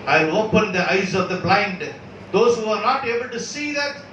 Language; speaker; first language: English; non-native, local second language; Tamil